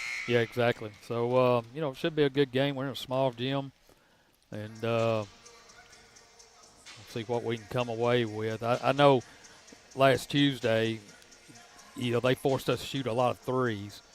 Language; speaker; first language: English; native; English